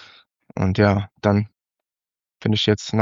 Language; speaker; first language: German; non-native, learner; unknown